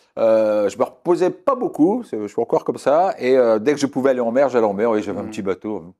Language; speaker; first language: French; native; French